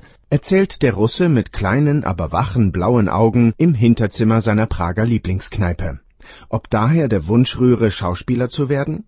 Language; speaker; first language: German; native; German